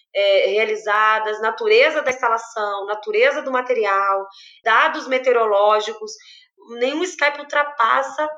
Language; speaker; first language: Portuguese; native; Portuguese